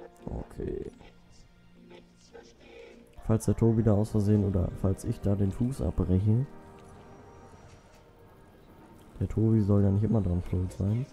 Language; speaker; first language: German; native; German